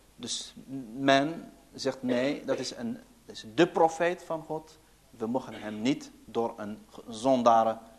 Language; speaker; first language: Dutch; early bilingual, other home language; Arabic